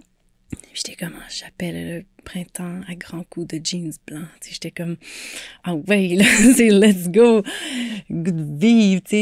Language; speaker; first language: French; native; French